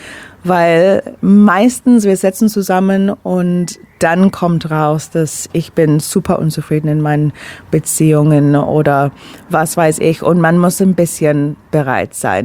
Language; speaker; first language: German; non-native, fluent; English